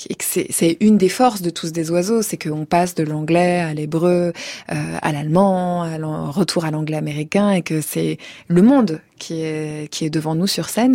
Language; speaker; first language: French; native; French